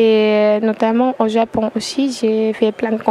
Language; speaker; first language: French; non-native, fluent; Japanese